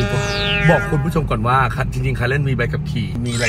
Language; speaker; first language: Thai; native; Thai